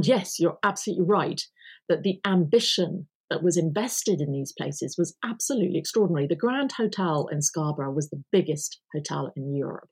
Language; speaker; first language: English; native; English